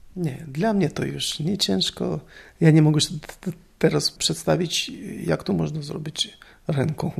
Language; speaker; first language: Polish; non-native, learner; Russian